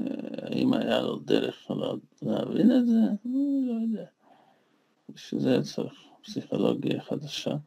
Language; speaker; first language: Hebrew; non-native, fluent; Russian